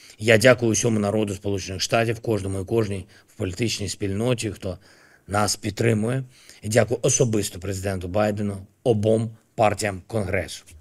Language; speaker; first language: Ukrainian; non-native, local second language; Russian